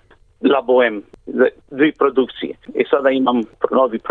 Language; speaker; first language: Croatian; early bilingual, heritage; English